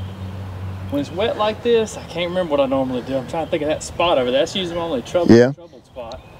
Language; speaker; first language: English; native; English